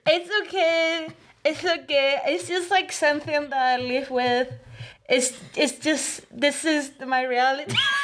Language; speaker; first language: English; non-native, fluent; Spanish